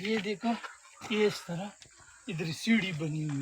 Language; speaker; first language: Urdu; non-native, local second language; Pashto